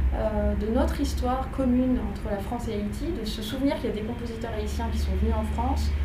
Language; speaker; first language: French; native; French